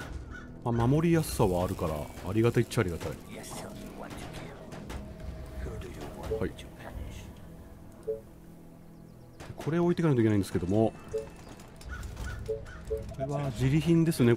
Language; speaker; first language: Japanese; native; Japanese